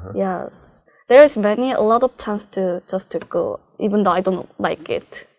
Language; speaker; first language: English; non-native, learner; Korean